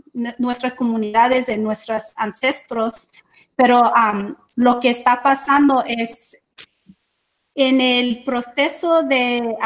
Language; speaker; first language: Spanish; early bilingual, heritage; English